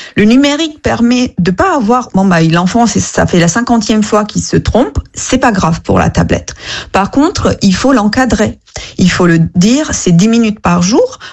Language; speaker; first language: French; non-native, fluent; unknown